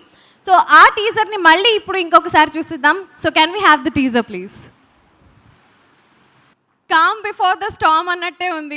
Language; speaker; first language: Telugu; native; Telugu